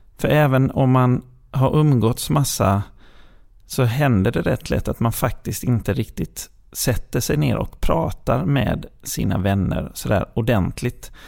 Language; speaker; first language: Swedish; native; Swedish